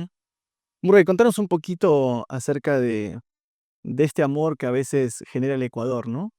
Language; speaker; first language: Spanish; native; Spanish